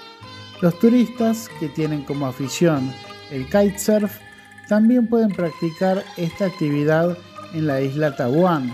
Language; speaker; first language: Spanish; non-native, fluent; Indonesian